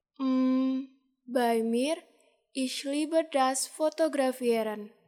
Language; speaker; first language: German; non-native, learner; Indonesian